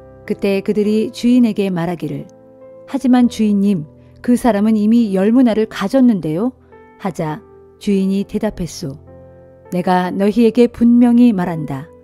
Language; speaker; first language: Korean; native; Korean